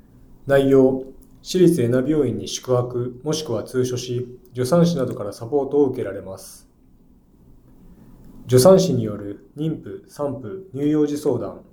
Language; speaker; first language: Japanese; native; Japanese